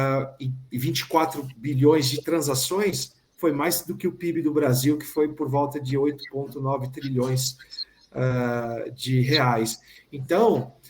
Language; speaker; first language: Portuguese; native; Portuguese